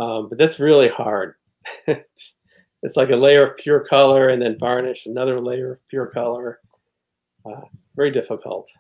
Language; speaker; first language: English; native; English